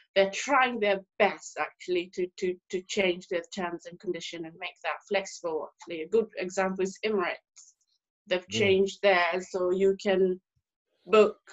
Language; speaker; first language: English; non-native, local second language; Swahili